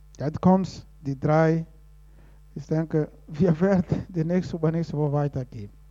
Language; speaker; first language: German; non-native, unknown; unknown